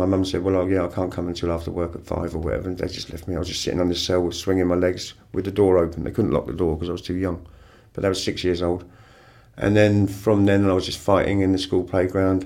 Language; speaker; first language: English; native; English